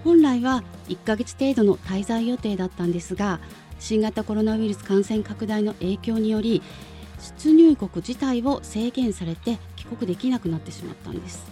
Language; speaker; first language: Japanese; native; Japanese